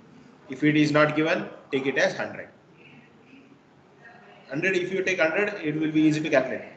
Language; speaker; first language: English; non-native, local second language; Kannada